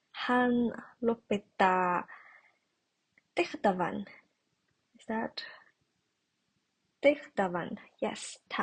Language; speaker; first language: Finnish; non-native, learner; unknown